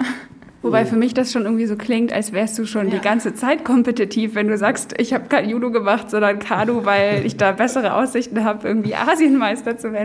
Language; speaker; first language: German; native; German